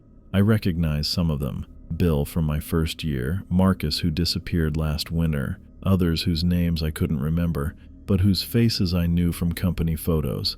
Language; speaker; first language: English; native; English